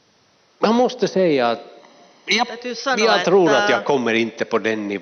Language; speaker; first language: Swedish; non-native, fluent; Finnish